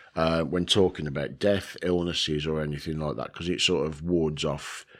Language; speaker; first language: English; native; English